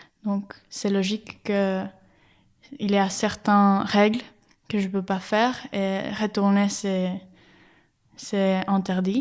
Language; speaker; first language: French; non-native, learner; Spanish